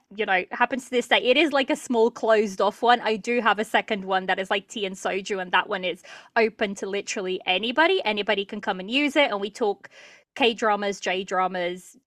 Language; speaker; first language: English; early bilingual, other home language; Portuguese